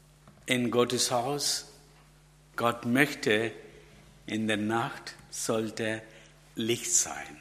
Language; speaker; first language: German; non-native, learner; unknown